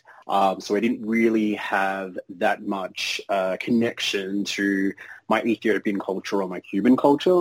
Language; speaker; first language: English; native; English